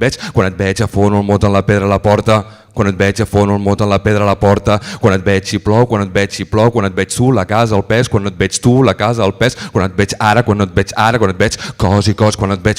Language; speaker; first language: Catalan; native; Catalan